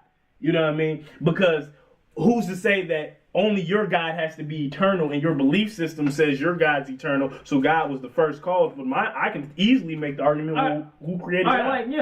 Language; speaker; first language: English; native; English